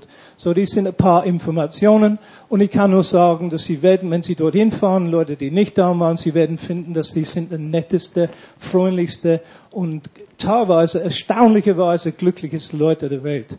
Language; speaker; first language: German; non-native, fluent; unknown